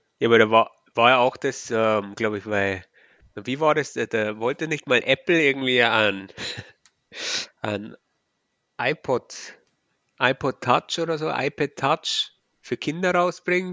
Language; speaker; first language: German; native; German